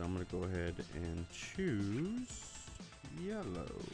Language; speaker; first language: English; native; English